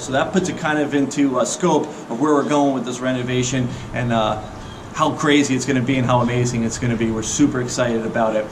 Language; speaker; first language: English; native; English